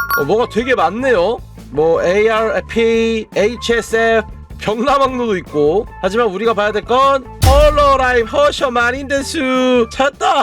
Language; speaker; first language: Korean; native; Korean